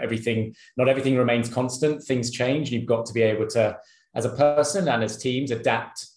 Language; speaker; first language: English; native; English